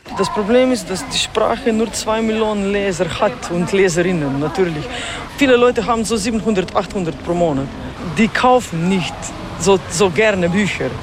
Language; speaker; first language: German; non-native, fluent; Slovenian